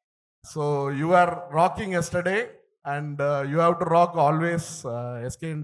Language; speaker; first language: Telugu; non-native, learner; Tamil